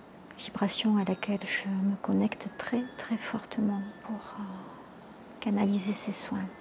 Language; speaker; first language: French; native; French